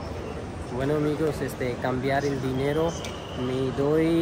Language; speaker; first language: Spanish; non-native, learner; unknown